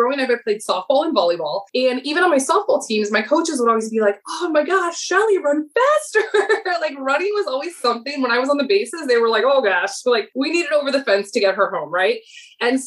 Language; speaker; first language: English; native; English